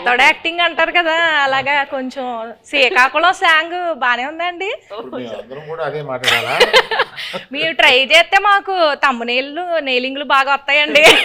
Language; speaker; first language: Telugu; native; Telugu